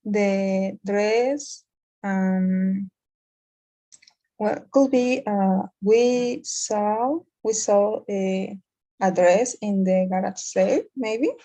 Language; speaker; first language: English; non-native, learner; Spanish